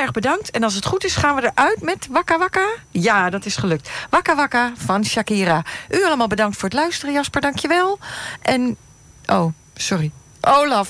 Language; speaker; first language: Dutch; native; Dutch